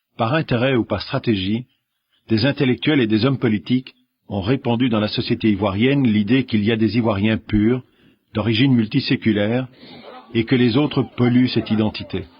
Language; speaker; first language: French; native; French